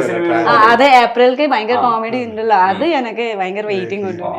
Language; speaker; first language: Malayalam; non-native, learner; Nepali